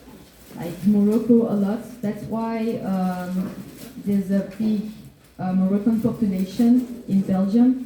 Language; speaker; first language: English; non-native, fluent; French